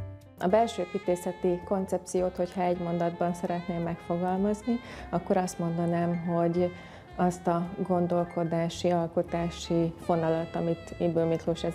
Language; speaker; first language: Hungarian; native; Hungarian